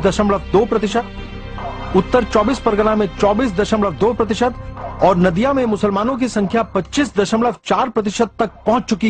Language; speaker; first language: Hindi; native; Hindi